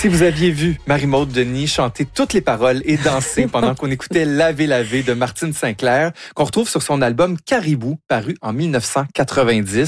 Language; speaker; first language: French; native; French